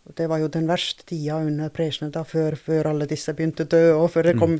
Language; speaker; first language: Norwegian; non-native, fluent; Estonian